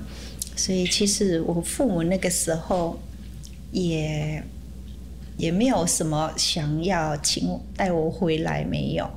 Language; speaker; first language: Chinese; early bilingual, heritage; Chinese